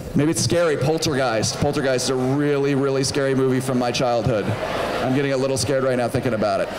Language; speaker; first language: English; native; English